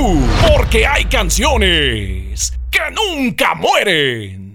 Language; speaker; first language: Spanish; native; Spanish